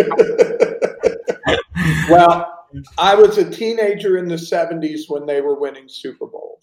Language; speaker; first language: English; native; English